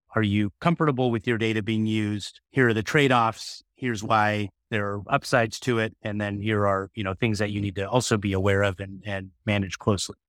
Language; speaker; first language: English; native; English